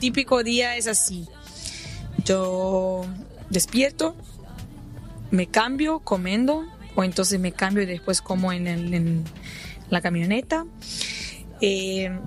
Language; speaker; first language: Spanish; non-native, fluent; Portuguese